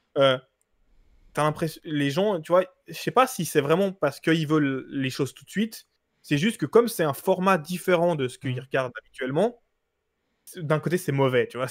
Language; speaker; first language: French; early bilingual, other home language; Portuguese